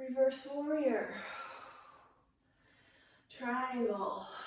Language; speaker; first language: English; native; English